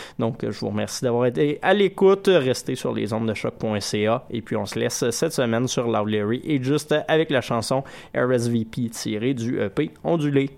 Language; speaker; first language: French; native; French